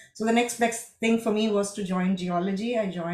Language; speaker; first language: English; non-native, local second language; Tamil